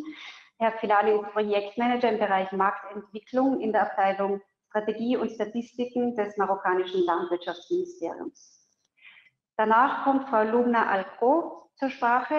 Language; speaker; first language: German; native; German